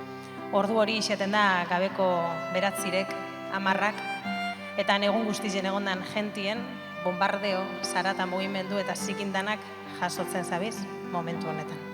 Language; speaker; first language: Basque; native; Basque